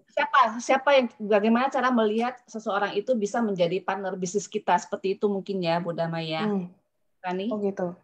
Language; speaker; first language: Indonesian; native; Indonesian